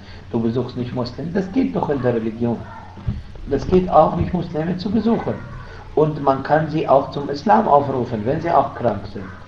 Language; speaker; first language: German; non-native, fluent; Arabic